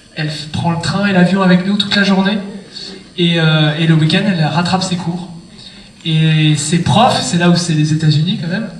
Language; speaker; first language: French; native; French